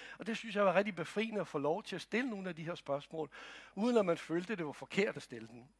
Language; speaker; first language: Danish; non-native, fluent; Croatian